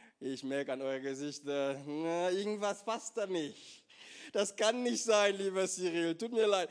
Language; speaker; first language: German; non-native, fluent; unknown